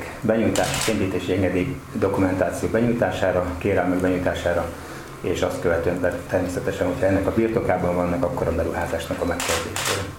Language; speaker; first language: Hungarian; native; Hungarian